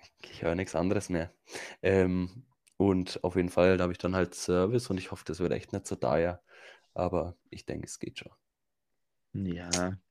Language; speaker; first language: German; native; German